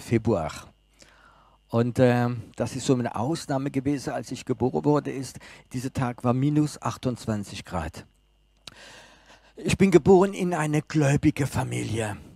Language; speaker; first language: German; non-native, fluent; French